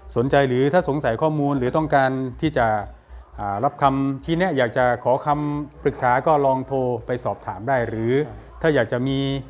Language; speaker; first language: Thai; non-native, local second language; Lao